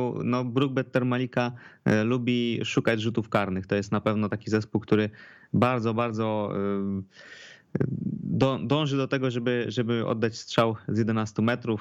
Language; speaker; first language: Polish; native; Polish